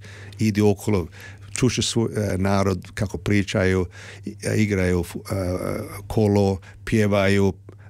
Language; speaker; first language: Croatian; early bilingual, heritage; Serbian